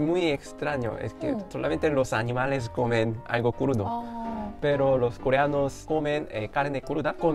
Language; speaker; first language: Spanish; non-native, fluent; Korean